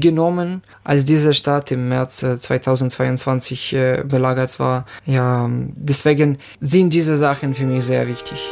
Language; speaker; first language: German; non-native, fluent; Ukrainian